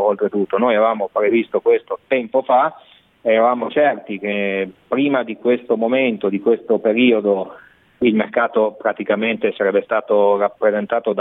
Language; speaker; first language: Italian; native; Italian